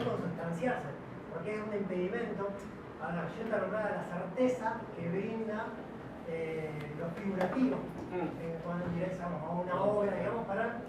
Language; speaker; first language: Spanish; native; Spanish